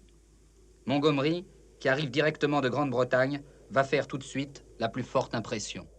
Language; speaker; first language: French; native; French